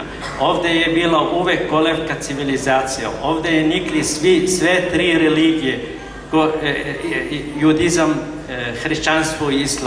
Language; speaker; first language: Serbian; non-native, fluent; Arabic